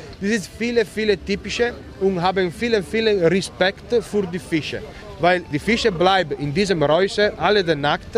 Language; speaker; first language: German; non-native, learner; Italian